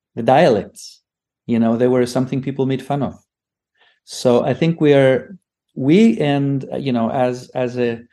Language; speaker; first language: English; non-native, fluent; Greek